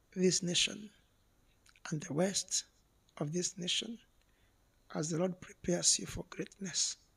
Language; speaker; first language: English; non-native, local second language; Kikuyu